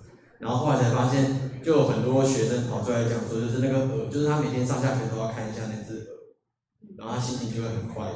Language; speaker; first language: Chinese; native; Chinese